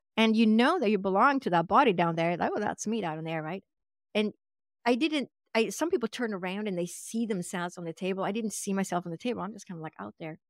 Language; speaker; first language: English; non-native, fluent; Swedish